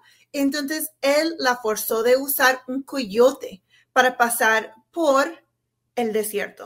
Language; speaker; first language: Spanish; non-native, fluent; English